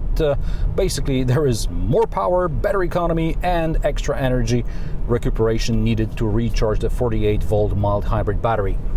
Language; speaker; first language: English; non-native, fluent; Polish